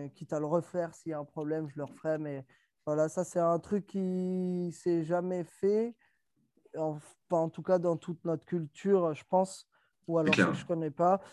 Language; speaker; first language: French; native; French